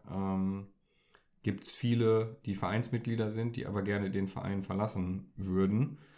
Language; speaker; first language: German; early bilingual, other home language; Turkish